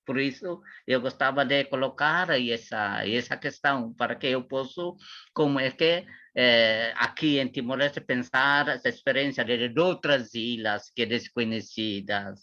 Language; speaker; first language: Portuguese; non-native, learner; Tetum